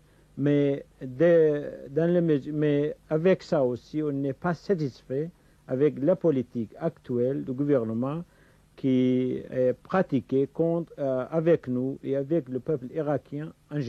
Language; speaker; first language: French; non-native, fluent; Kurdish